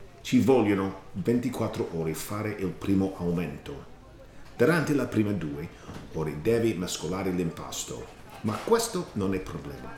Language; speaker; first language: Italian; non-native, learner; English